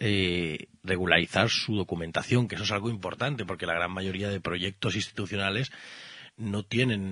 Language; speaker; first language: Spanish; native; Spanish